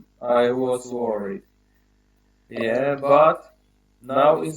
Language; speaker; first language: English; non-native, learner; Polish